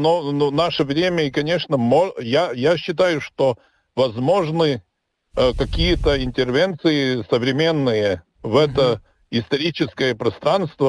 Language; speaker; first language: Russian; non-native, local second language; Latvian